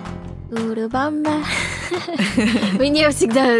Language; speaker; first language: Russian; non-native, learner; Filipino